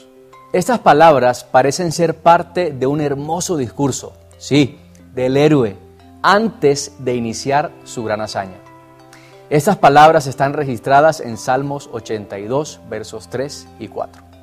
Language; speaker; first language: Spanish; native; Spanish